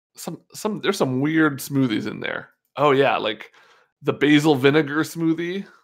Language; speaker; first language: English; native; English